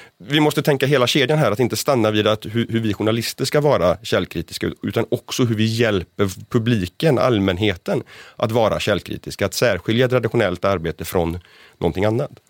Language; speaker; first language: Swedish; native; Swedish